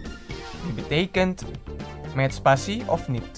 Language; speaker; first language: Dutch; non-native, fluent; Indonesian